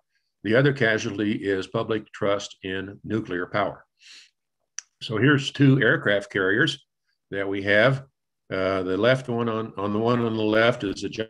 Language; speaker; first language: English; native; English